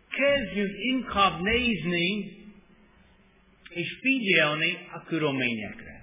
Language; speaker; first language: Hungarian; non-native, fluent; English